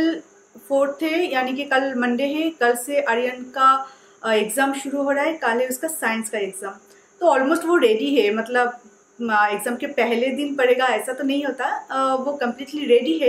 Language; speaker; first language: Hindi; non-native, local second language; Bangla